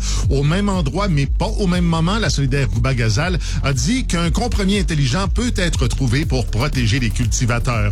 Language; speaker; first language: French; native; French